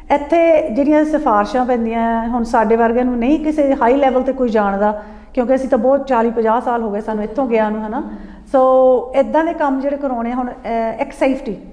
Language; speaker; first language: Punjabi; early bilingual, heritage; Punjabi